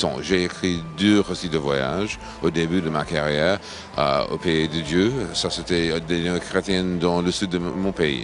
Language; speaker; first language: French; non-native, fluent; English